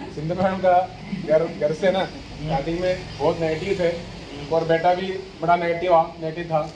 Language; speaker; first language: Hindi; non-native, local second language; Malayalam